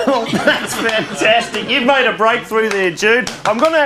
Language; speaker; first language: English; native; English